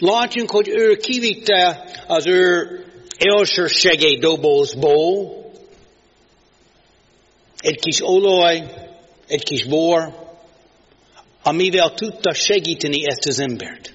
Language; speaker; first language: Hungarian; non-native, fluent; English